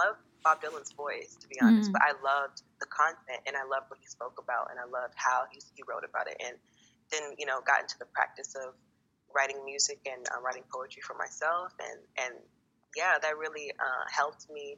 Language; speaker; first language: English; native; English